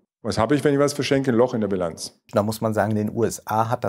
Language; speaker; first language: German; native; German